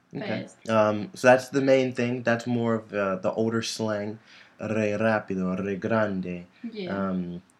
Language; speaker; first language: Spanish; non-native, fluent; English